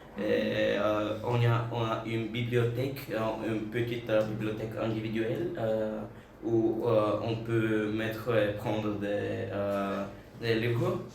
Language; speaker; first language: French; non-native, learner; Bulgarian